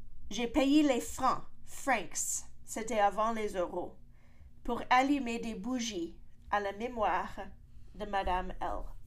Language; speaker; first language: French; non-native, fluent; English